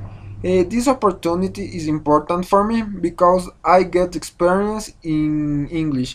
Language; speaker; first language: English; non-native, learner; Spanish